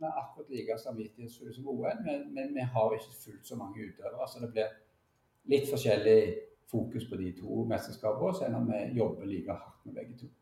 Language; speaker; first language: Norwegian; native; Norwegian